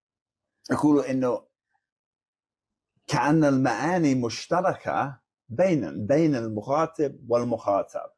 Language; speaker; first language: Arabic; non-native, fluent; English